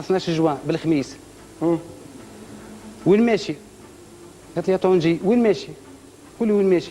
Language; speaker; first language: Arabic; native; Arabic